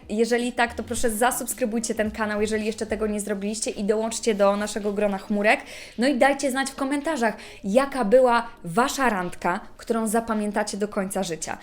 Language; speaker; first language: Polish; native; Polish